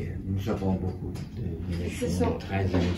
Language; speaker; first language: French; non-native, fluent; Italian